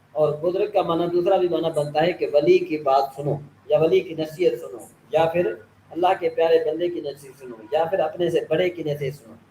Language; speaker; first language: Urdu; native; Urdu